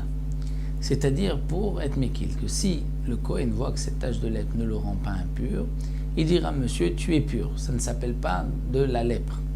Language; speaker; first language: French; native; French